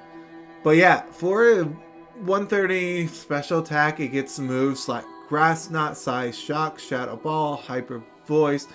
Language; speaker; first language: English; native; English